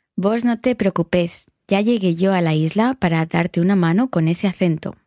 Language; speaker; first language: English; non-native, fluent; Spanish